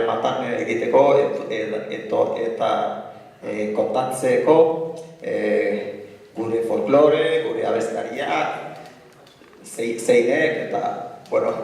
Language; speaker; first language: Basque; non-native, learner; Arabic